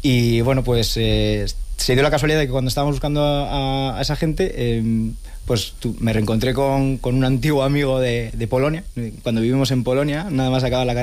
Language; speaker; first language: Spanish; native; Spanish